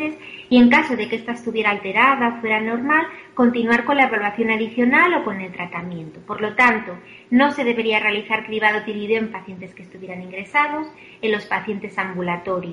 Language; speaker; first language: Spanish; native; Spanish